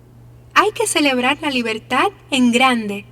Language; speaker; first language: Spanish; non-native, fluent; English